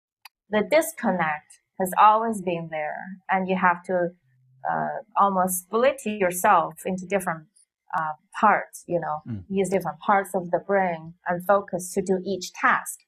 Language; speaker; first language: English; non-native, fluent; Chinese